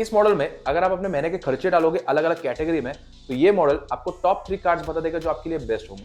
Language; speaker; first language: Hindi; native; Hindi